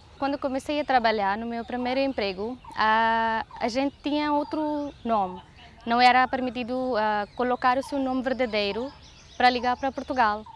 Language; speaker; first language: Portuguese; non-native, fluent; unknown